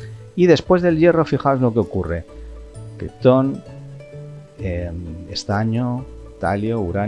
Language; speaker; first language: Spanish; native; Spanish